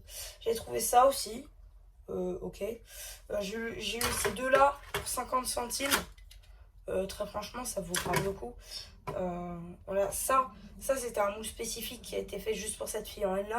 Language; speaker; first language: French; native; French